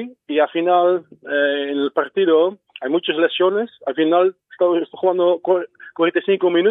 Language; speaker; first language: Spanish; non-native, fluent; Dutch